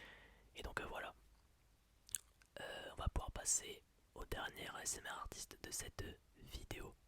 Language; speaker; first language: French; native; French